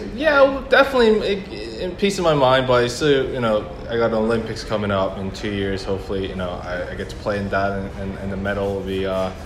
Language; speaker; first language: English; early bilingual, other home language; Korean